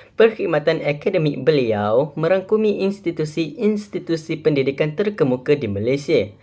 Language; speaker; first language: Malay; native; Malay